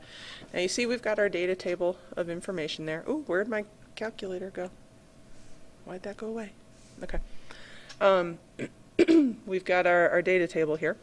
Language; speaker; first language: English; native; English